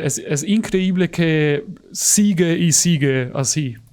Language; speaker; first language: Spanish; non-native, fluent; German